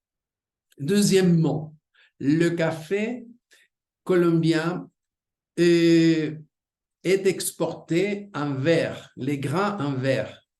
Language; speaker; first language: French; non-native, fluent; Spanish